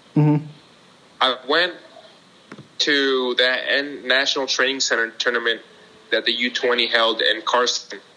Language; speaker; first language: English; native; English